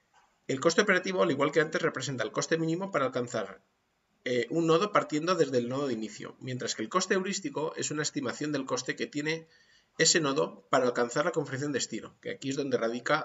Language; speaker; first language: Spanish; native; Spanish